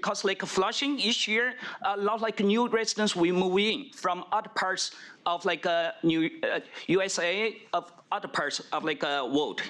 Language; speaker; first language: English; non-native, fluent; Chinese